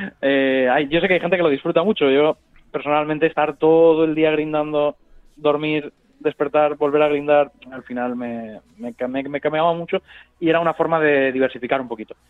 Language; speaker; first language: Spanish; native; Spanish